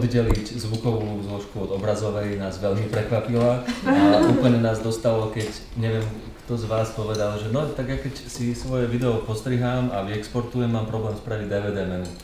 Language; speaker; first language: Slovak; native; Slovak